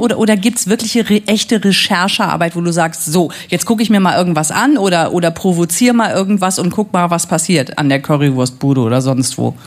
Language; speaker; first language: German; native; German